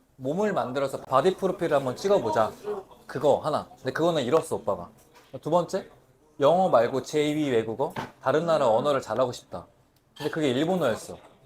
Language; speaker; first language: Korean; native; Korean